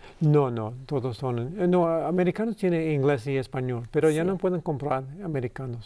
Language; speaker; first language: Spanish; early bilingual, heritage; English